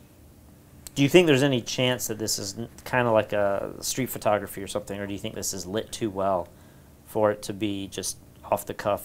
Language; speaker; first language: English; native; English